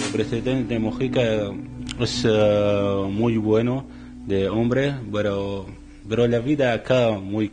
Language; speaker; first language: Spanish; non-native, learner; Arabic